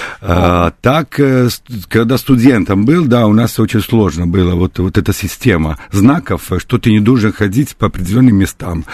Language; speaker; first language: Russian; non-native, fluent; Italian